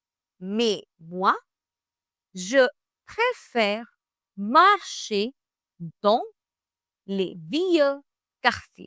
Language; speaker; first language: French; non-native, fluent; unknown